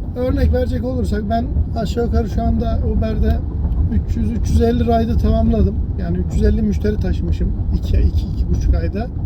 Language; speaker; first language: Turkish; early bilingual, heritage; Turkish